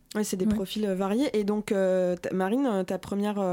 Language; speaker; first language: French; non-native, fluent; Russian